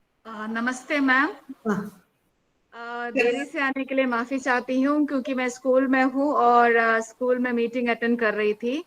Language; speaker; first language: Hindi; non-native, fluent; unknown